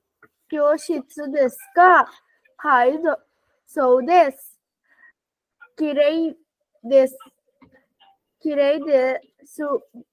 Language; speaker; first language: Japanese; non-native, learner; Sinhala